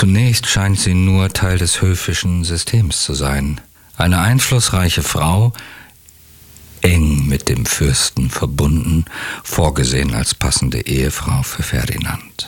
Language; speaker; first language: German; native; German